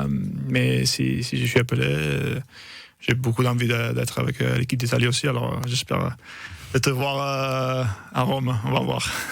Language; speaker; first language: French; non-native, fluent; Italian